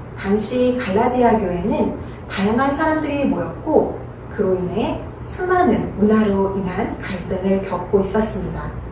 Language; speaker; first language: Korean; native; Korean